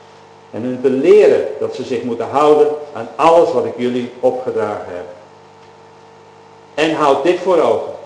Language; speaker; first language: Dutch; native; Dutch